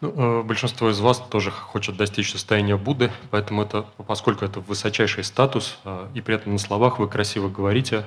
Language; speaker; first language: Russian; native; Russian